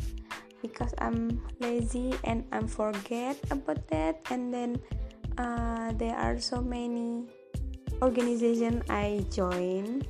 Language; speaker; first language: English; non-native, local second language; Indonesian